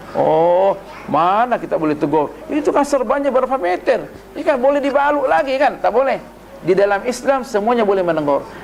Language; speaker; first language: Malay; non-native, local second language; Buginese